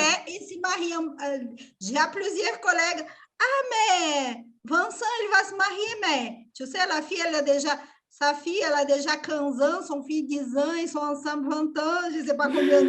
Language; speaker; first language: French; non-native, fluent; Portuguese